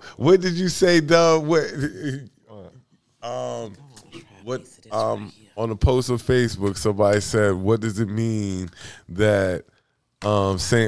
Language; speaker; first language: English; native; English